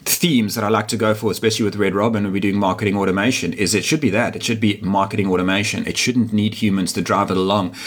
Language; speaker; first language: English; native; English